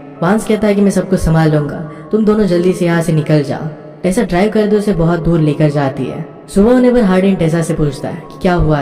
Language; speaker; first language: Hindi; native; Hindi